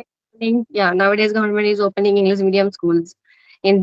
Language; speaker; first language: English; non-native, learner; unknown